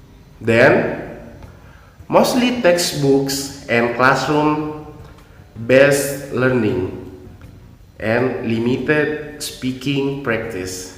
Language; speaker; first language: English; non-native, fluent; Indonesian